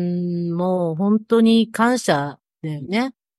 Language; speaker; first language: Japanese; native; Japanese